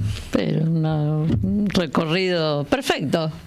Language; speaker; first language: Spanish; native; Spanish